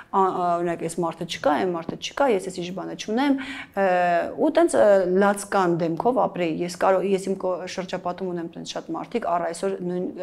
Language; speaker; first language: Armenian; native; Armenian